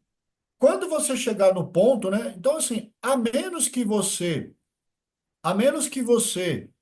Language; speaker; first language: Portuguese; native; Portuguese